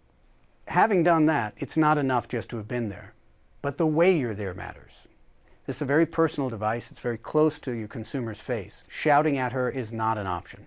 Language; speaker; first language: English; native; English